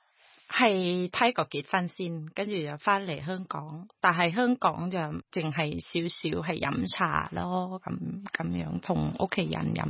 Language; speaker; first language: Cantonese; non-native, fluent; Thai